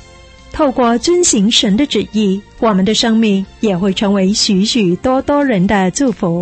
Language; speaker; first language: Chinese; native; Chinese